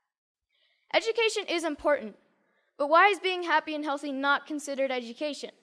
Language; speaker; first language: English; native; English